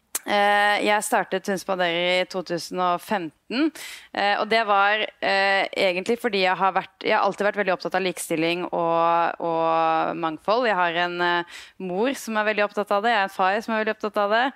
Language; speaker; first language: Norwegian; native; Norwegian